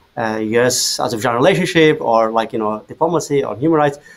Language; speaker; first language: English; non-native, fluent; Azerbaijani